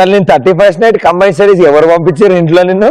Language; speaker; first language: Telugu; native; Telugu